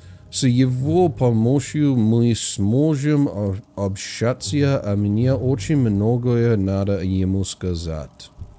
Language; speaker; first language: Russian; non-native, learner; English